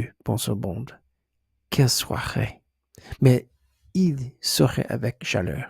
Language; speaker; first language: French; non-native, learner; English